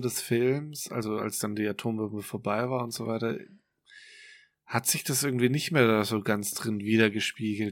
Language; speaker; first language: German; native; German